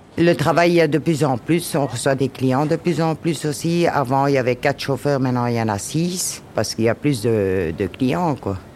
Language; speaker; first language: French; native; French